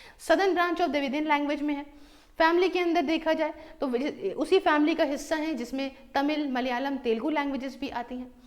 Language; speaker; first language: Hindi; native; Hindi